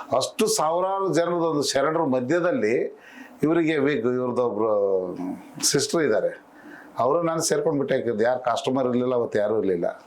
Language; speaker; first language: Kannada; native; Kannada